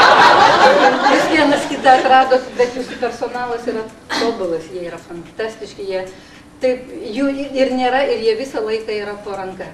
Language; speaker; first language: Lithuanian; non-native, local second language; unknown